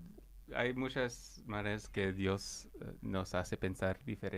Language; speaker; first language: Spanish; non-native, fluent; English